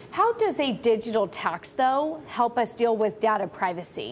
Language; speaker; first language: English; native; English